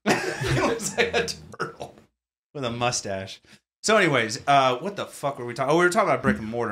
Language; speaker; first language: English; native; English